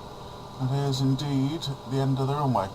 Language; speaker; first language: English; native; English